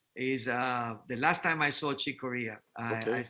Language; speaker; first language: English; non-native, fluent; Spanish